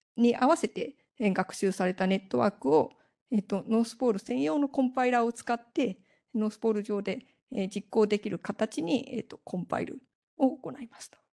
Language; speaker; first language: Japanese; native; Japanese